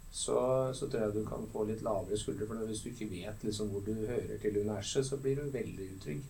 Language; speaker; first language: Norwegian; native; Norwegian